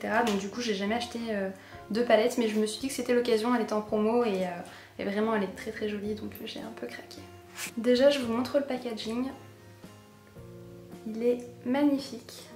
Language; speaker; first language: French; native; French